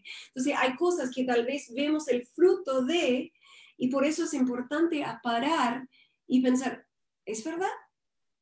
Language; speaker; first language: Spanish; non-native, fluent; English